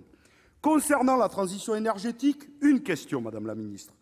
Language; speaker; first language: French; native; French